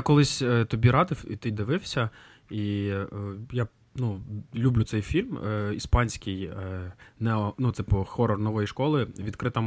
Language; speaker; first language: Ukrainian; native; Ukrainian